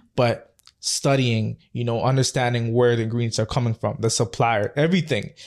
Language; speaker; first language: English; native; English